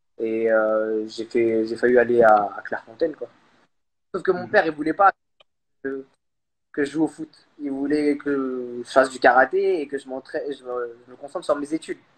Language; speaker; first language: French; early bilingual, other home language; Khmer